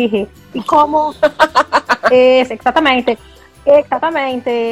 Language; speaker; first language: Spanish; non-native, learner; Portuguese